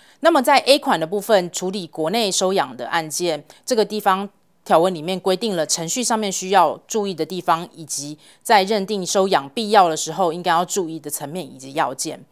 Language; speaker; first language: Chinese; native; Chinese